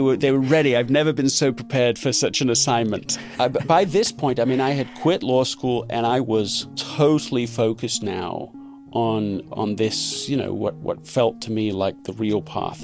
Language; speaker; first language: English; native; English